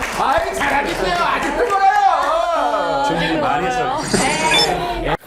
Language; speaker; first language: Korean; native; Korean